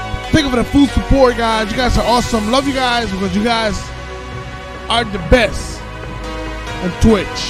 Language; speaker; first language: English; native; English